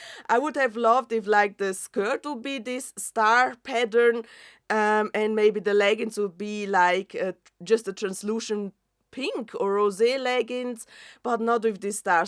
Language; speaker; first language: English; non-native, fluent; German